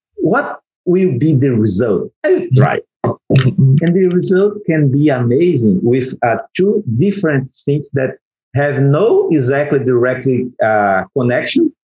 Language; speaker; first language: English; non-native, learner; Portuguese